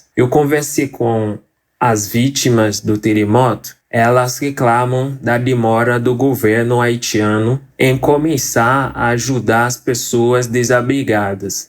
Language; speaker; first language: Portuguese; non-native, fluent; Haitian Creole